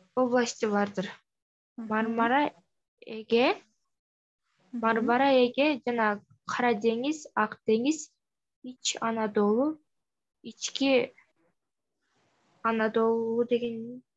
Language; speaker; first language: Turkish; non-native, learner; Kyrgyz